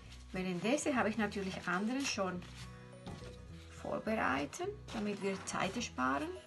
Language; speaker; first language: German; non-native, fluent; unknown